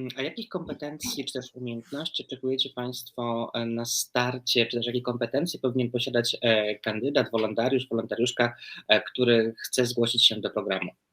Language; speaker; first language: Polish; native; Polish